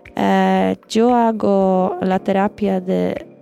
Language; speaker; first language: Spanish; non-native, fluent; Polish